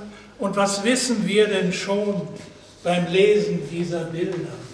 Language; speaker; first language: German; native; German